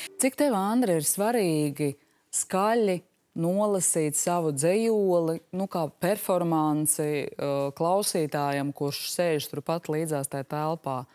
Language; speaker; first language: Latvian; native; Latvian